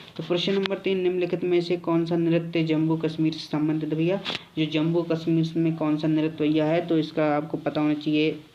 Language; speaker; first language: Hindi; native; Hindi